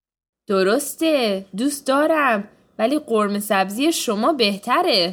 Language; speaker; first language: Persian; early bilingual, heritage; Persian